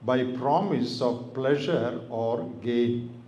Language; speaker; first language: English; non-native, local second language; Malayalam